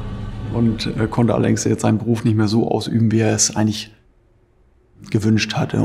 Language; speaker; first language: German; native; German